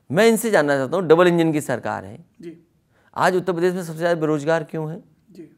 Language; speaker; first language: Hindi; native; Hindi